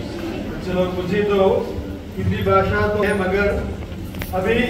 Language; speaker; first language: Hindi; non-native, local second language; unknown